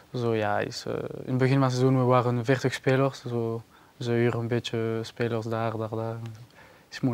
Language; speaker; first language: Dutch; non-native, learner; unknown